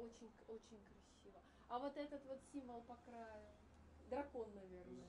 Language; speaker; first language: Russian; native; Russian